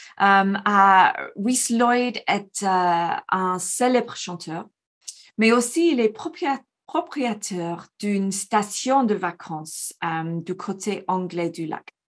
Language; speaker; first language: French; non-native, fluent; English